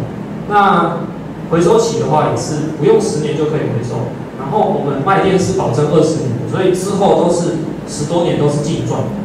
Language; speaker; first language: Chinese; native; Chinese